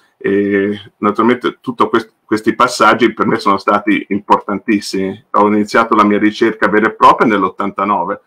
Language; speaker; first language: Italian; early bilingual, other home language; English